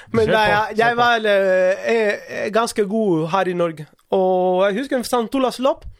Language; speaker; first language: Norwegian; non-native, fluent; Spanish